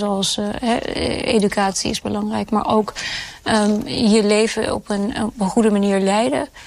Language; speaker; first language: Dutch; early bilingual, other home language; Urdu